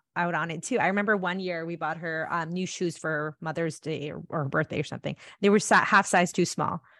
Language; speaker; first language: English; early bilingual, other home language; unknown